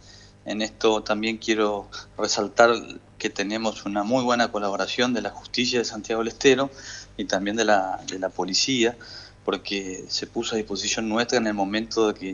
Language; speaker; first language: Spanish; native; Spanish